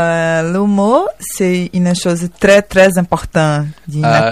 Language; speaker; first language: French; non-native, learner; Portuguese